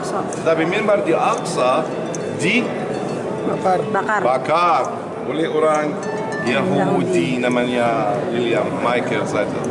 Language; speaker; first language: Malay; non-native, learner; Arabic